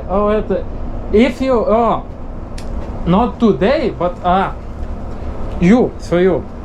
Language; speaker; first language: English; non-native, learner; Lithuanian